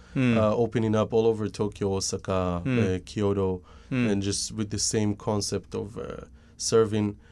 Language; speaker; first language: English; non-native, fluent; Hebrew